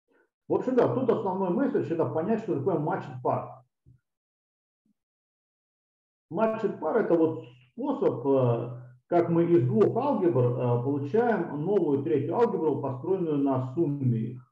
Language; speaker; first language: Russian; native; Russian